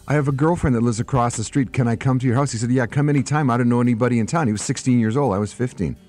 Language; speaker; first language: English; native; English